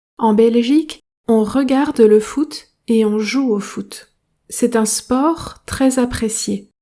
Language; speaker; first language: French; native; French